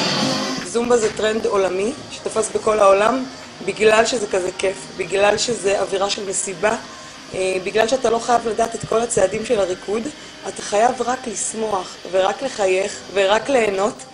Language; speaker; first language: Hebrew; native; Hebrew